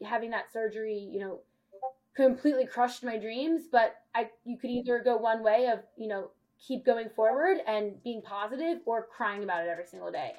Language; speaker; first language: English; native; English